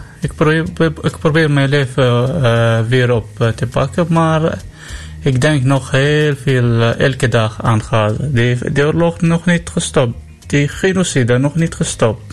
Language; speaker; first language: Dutch; non-native, learner; Arabic